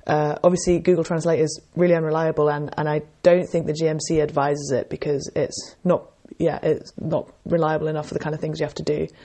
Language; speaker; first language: English; native; English